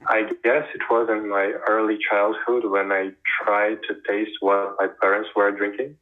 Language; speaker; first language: English; non-native, fluent; Ukrainian